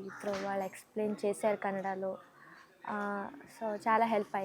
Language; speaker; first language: Telugu; non-native, learner; Kannada